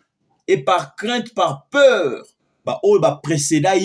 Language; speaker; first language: French; non-native, local second language; Lingala